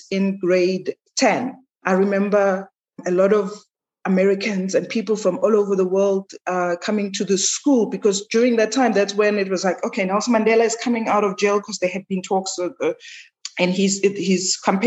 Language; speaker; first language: English; non-native, local second language; Zulu